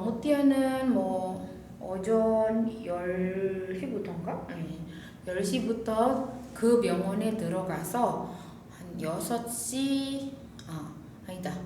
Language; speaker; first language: Korean; non-native, fluent; Indonesian